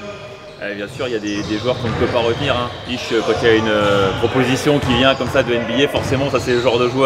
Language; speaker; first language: French; native; French